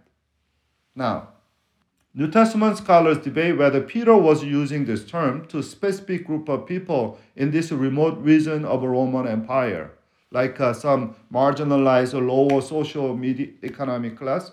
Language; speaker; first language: English; non-native, fluent; Korean